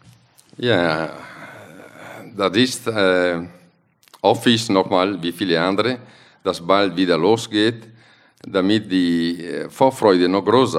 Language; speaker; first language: German; non-native, fluent; Italian